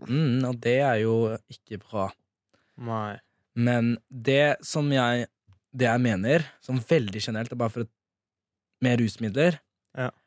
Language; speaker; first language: Norwegian; early bilingual, other home language; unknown